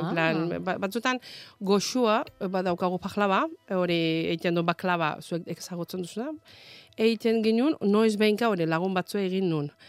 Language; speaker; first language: Basque; non-native, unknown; Azerbaijani